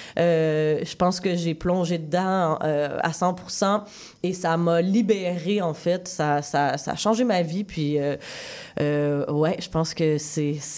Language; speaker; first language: French; native; French